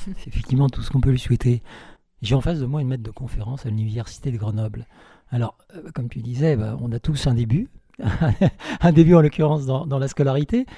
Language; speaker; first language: French; native; French